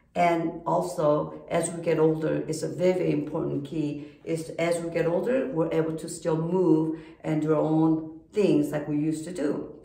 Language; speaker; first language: English; non-native, fluent; Korean